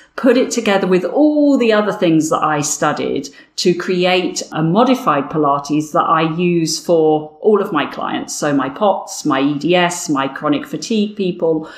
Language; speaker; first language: English; native; English